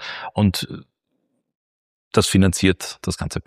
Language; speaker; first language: German; native; German